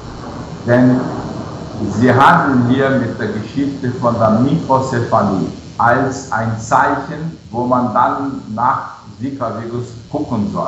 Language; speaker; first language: German; non-native, fluent; Portuguese